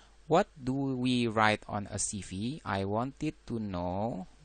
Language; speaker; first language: English; non-native, fluent; Indonesian